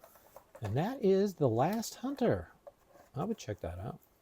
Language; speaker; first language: English; native; English